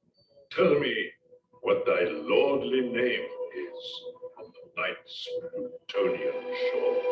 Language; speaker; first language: English; native; English